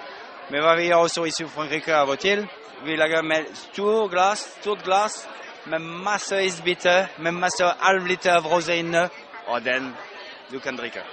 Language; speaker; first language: Norwegian; non-native, fluent; French